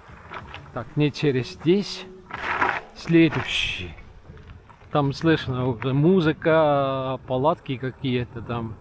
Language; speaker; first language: Russian; non-native, learner; Estonian